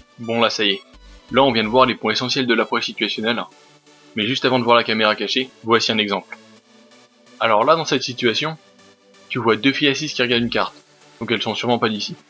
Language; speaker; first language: French; native; French